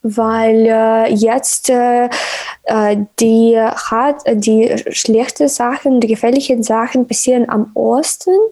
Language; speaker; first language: German; non-native, fluent; Ukrainian